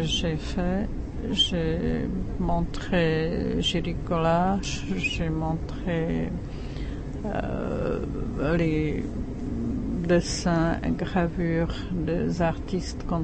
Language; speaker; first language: French; non-native, fluent; Czech